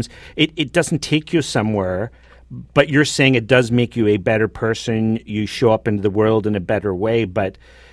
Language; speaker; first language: English; native; English